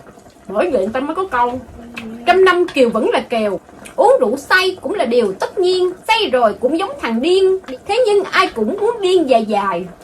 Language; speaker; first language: Vietnamese; native; Vietnamese